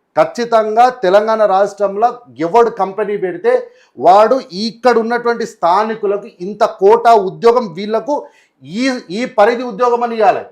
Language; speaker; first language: Telugu; native; Telugu